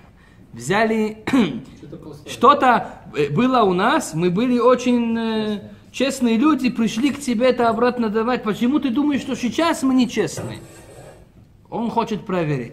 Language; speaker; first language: Russian; early bilingual, heritage; Russian